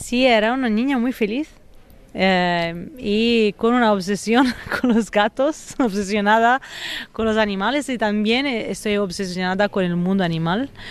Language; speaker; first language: Spanish; non-native, fluent; Italian